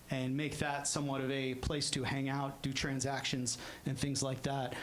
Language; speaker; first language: English; native; English